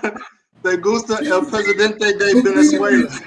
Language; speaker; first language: Spanish; non-native, learner; English